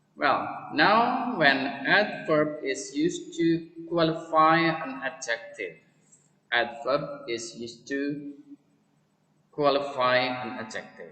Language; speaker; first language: English; non-native, fluent; Indonesian